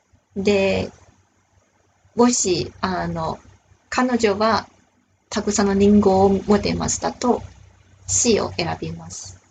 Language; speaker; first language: Japanese; non-native, fluent; Chinese